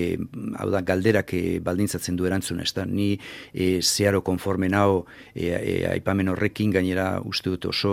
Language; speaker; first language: Basque; native; Basque